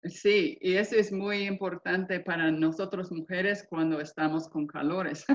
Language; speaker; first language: Spanish; non-native, fluent; English